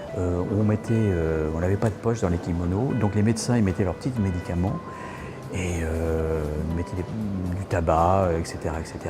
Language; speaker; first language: French; native; French